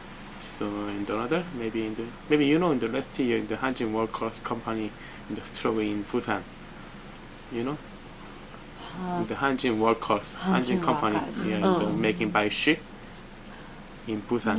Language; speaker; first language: English; non-native, learner; Korean